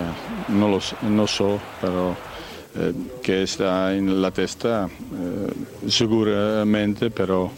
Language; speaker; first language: Italian; non-native, learner; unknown